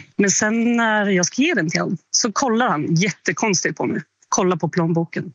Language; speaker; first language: Swedish; native; Swedish